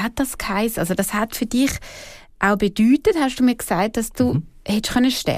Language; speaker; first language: German; native; German